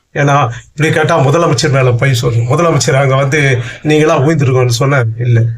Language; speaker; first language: Tamil; native; Tamil